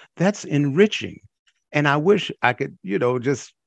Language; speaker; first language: English; native; English